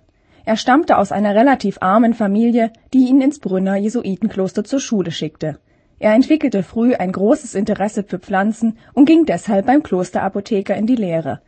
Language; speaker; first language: German; native; German